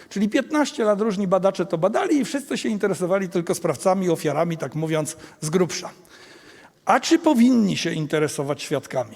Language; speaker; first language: Polish; native; Polish